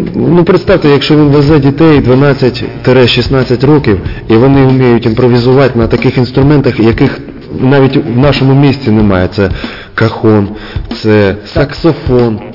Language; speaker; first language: Ukrainian; native; Ukrainian